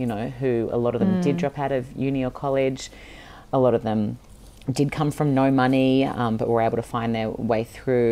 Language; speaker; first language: English; native; English